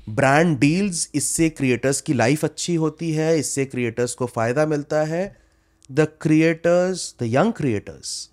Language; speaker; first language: Hindi; non-native, local second language; Bangla